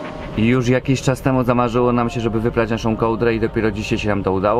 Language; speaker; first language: Polish; native; Polish